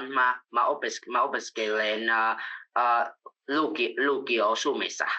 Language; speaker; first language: Finnish; non-native, learner; Vietnamese